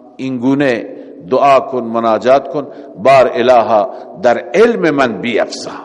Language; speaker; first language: Persian; native; Persian